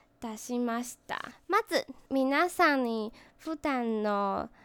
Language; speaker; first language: Japanese; non-native, learner; Chinese